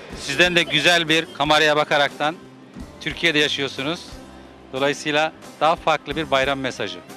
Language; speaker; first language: Turkish; native; Turkish